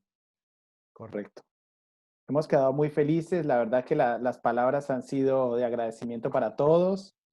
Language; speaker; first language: Spanish; native; Spanish